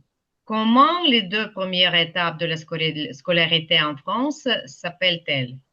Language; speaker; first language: French; non-native, fluent; Ukrainian